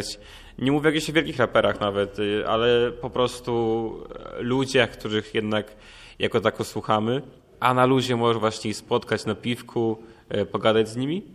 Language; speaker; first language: Polish; native; Polish